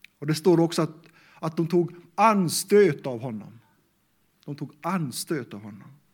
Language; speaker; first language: Swedish; native; Swedish